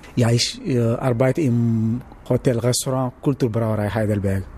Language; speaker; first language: German; non-native, learner; Wolof